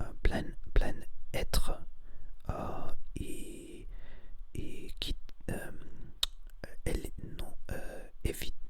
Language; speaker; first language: French; non-native, learner; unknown